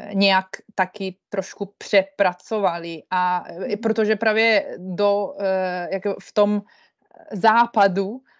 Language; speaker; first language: Czech; non-native, fluent; Italian